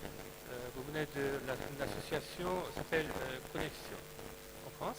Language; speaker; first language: French; non-native, fluent; Korean